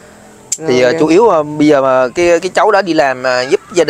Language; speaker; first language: Vietnamese; native; Vietnamese